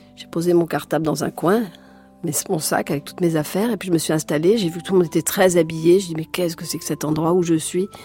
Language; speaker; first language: French; native; French